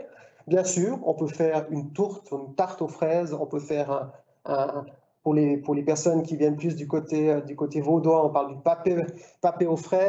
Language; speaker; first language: French; native; French